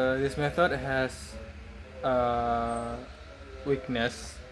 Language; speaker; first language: English; non-native, learner; Indonesian